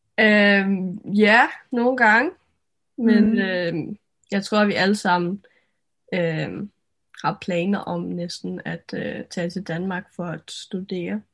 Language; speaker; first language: Danish; non-native, local second language; Faroese